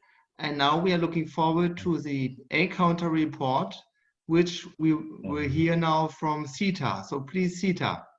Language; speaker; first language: English; non-native, fluent; German